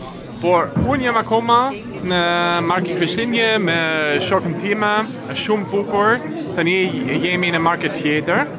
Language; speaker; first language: Albanian; non-native, learner; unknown